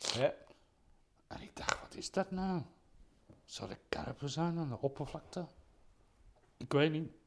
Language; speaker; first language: Dutch; non-native, fluent; English